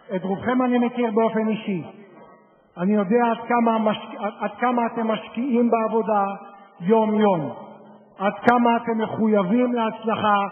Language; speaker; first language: Hebrew; native; Hebrew